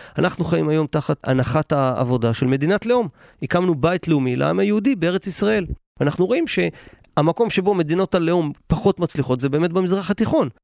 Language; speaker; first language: Hebrew; native; Hebrew